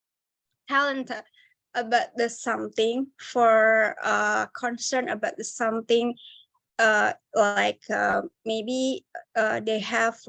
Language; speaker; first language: English; non-native, learner; Indonesian